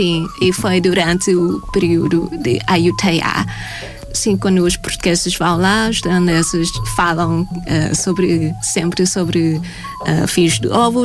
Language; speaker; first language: Portuguese; non-native, fluent; Thai